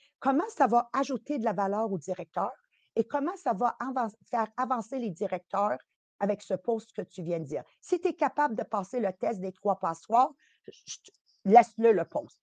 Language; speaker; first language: French; early bilingual, other home language; Italian